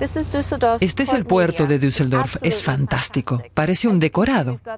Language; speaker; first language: Spanish; non-native, fluent; English